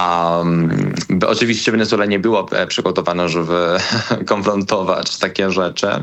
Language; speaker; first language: Polish; non-native, learner; Spanish